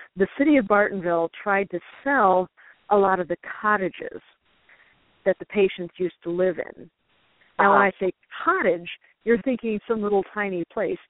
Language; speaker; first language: English; native; English